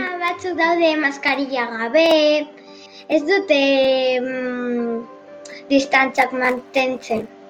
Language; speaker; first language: Basque; non-native, local second language; Spanish